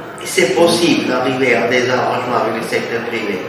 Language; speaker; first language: French; non-native, fluent; German